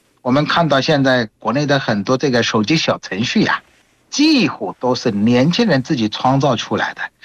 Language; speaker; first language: Chinese; non-native, fluent; Bangla